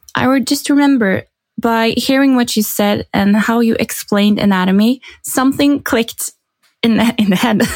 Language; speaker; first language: English; non-native, fluent; Norwegian